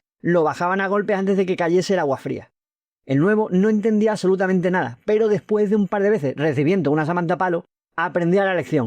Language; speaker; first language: Spanish; native; Spanish